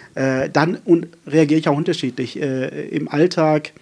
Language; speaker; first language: German; non-native, fluent; Afrikaans